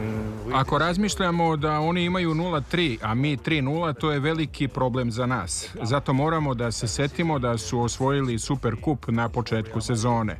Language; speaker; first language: Serbian; native; Serbian